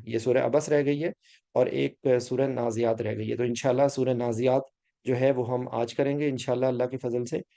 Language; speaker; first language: Urdu; native; Urdu